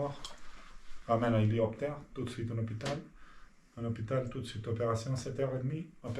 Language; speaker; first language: French; non-native, learner; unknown